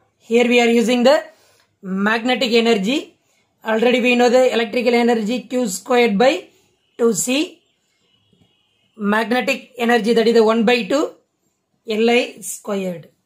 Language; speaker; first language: English; non-native, local second language; Tamil